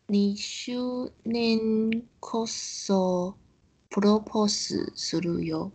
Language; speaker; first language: Japanese; non-native, learner; Chinese